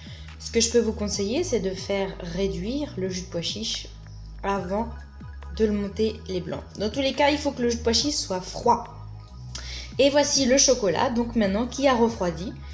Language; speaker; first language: French; native; French